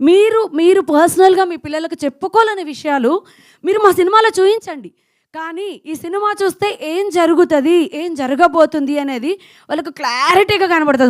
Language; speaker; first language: Telugu; native; Telugu